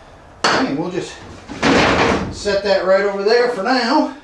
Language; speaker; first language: English; native; English